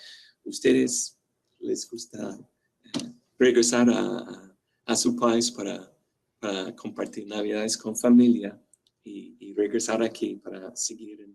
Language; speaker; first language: Spanish; non-native, fluent; English